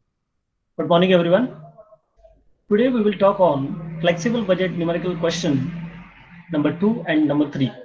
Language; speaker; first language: English; non-native, local second language; Marathi